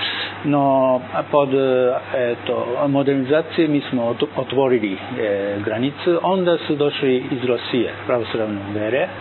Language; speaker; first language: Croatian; non-native, learner; Japanese